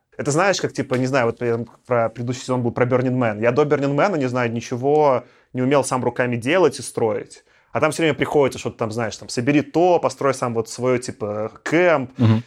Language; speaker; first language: Russian; native; Russian